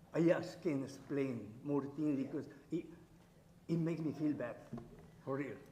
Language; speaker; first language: English; non-native, learner; Spanish